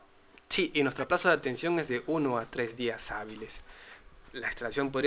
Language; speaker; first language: Spanish; native; Spanish